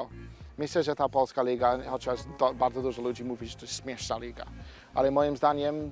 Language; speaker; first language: Polish; non-native, fluent; English